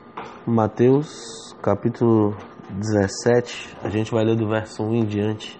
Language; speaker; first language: Portuguese; native; Portuguese